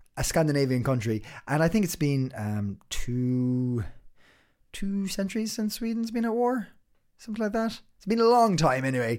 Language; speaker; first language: English; native; English